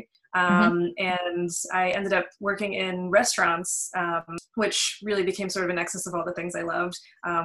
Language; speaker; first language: English; native; English